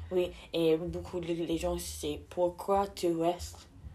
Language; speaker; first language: French; non-native, learner; English